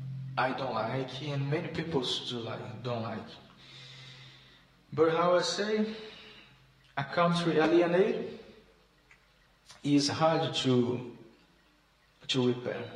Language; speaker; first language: English; non-native, learner; Portuguese